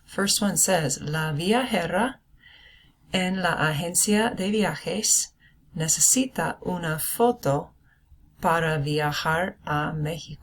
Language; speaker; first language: Spanish; non-native, fluent; English